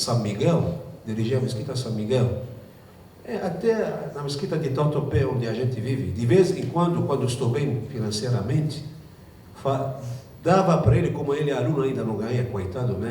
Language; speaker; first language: Portuguese; non-native, fluent; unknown